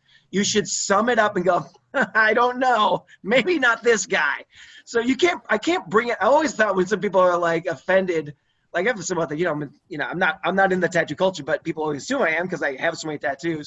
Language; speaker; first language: English; native; English